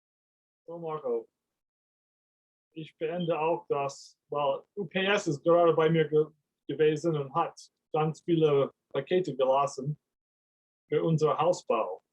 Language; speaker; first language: German; non-native, fluent; English